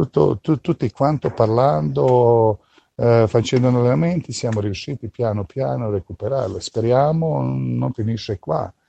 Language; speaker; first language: Italian; non-native, fluent; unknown